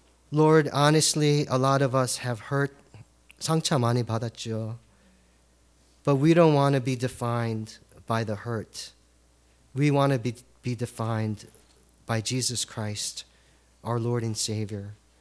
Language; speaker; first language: English; early bilingual, other home language; Korean